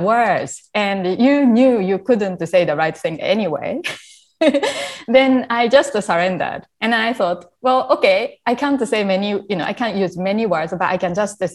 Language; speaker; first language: English; non-native, fluent; Japanese